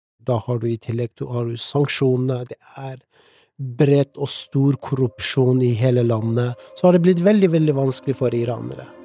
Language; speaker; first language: Norwegian; early bilingual, other home language; Persian